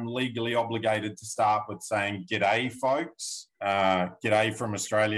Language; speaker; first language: English; native; English